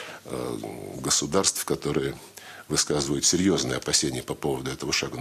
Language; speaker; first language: Russian; native; Russian